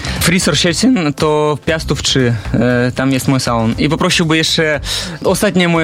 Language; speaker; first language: Polish; non-native, learner; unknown